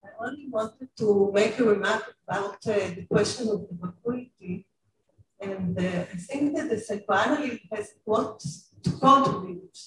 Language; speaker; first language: English; non-native, fluent; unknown